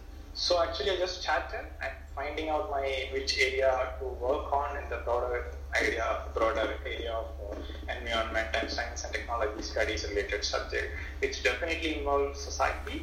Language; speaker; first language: English; non-native, local second language; Malayalam